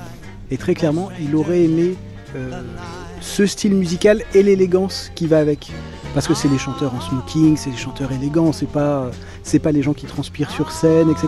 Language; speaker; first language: French; native; French